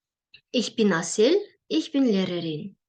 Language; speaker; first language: German; non-native, learner; Kyrgyz